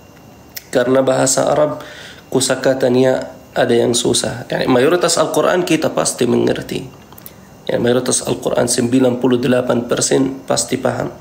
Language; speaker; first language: Indonesian; non-native, fluent; Arabic